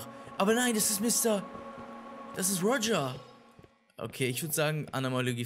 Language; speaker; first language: German; native; German